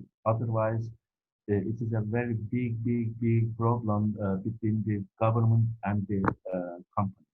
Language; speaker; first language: English; non-native, fluent; Turkish